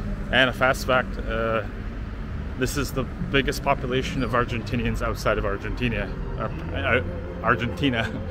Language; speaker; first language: English; native; English